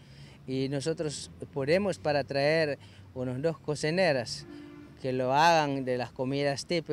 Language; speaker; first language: Spanish; non-native, local second language; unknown